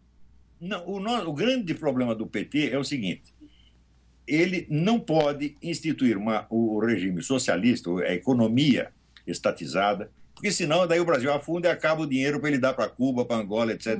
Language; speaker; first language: Portuguese; native; Portuguese